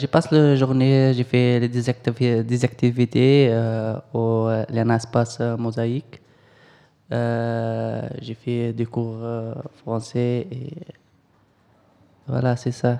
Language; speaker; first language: French; non-native, learner; Arabic